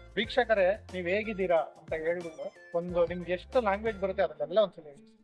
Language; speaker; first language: Kannada; native; Kannada